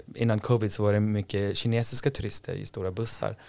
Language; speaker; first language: Swedish; non-native, fluent; Icelandic